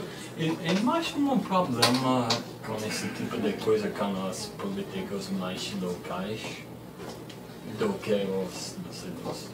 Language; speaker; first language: Portuguese; non-native, learner; English